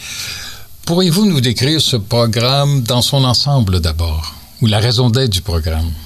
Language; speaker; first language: French; native; French